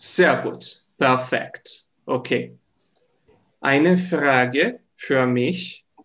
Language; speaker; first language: German; non-native, fluent; Serbian